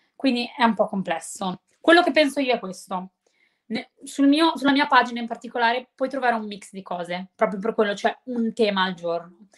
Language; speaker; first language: Italian; native; Italian